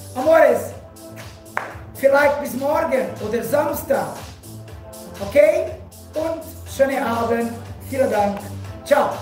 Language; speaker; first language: German; non-native, learner; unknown